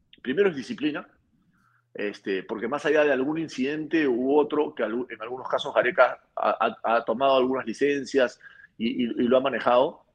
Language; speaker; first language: Spanish; native; Spanish